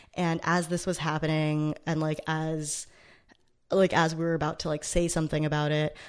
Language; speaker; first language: English; native; English